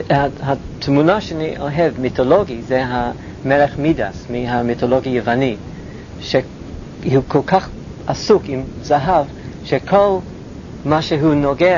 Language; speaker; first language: Hebrew; non-native, fluent; English